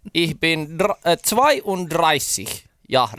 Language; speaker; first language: German; non-native, learner; Finnish